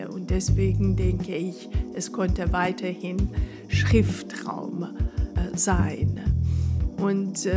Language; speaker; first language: German; non-native, fluent; Persian